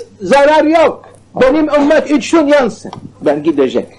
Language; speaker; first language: Turkish; non-native, learner; Arabic